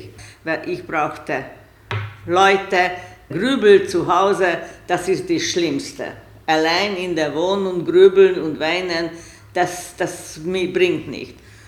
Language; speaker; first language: German; non-native, learner; Hungarian